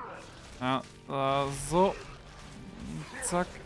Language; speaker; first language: German; native; German